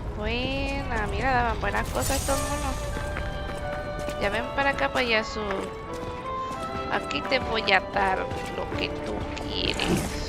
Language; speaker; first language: Spanish; native; Spanish